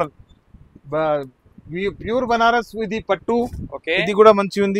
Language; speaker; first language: Telugu; non-native, local second language; Urdu